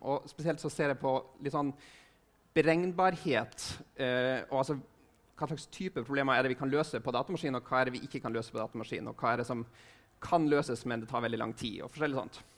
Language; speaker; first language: Norwegian; native; Norwegian